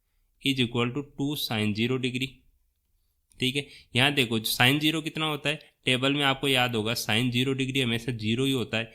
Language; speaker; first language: Hindi; native; Hindi